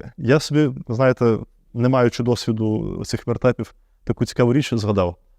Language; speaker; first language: Ukrainian; native; Ukrainian